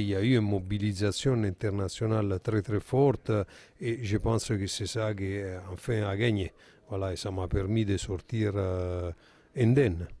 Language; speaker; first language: French; non-native, fluent; Italian